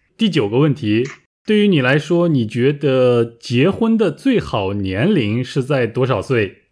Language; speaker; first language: Chinese; native; Chinese